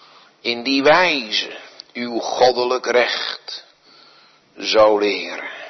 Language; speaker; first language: Dutch; native; Dutch